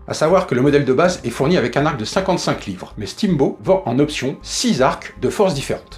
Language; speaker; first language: French; native; French